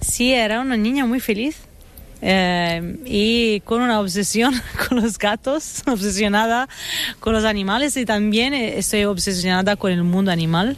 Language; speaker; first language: Spanish; non-native, fluent; Italian